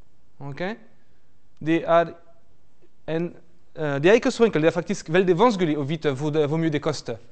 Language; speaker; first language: Norwegian; non-native, fluent; French